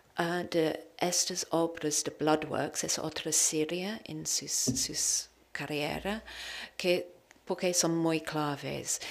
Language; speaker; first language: Spanish; non-native, learner; English